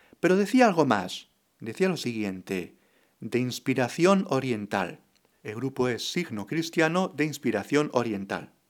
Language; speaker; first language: Spanish; native; Spanish